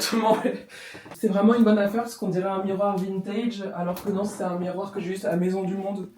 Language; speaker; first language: French; native; French